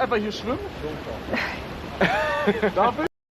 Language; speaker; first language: German; native; German